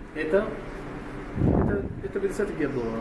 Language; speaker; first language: Russian; non-native, learner; Arabic